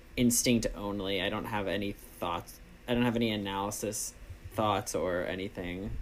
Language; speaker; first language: English; native; English